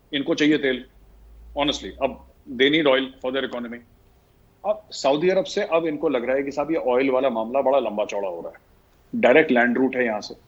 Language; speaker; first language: Hindi; native; Hindi